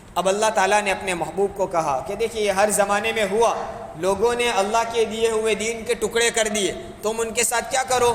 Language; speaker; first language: Urdu; native; Urdu